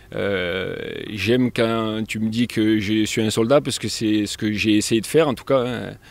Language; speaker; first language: French; native; French